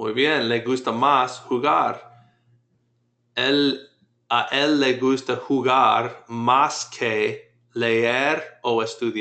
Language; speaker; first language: Spanish; non-native, fluent; English